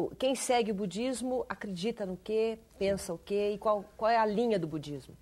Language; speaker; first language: Portuguese; native; Portuguese